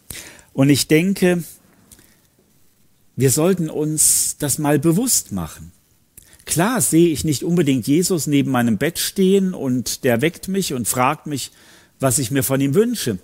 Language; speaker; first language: German; native; German